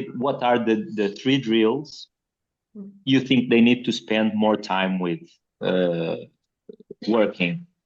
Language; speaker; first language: English; non-native, fluent; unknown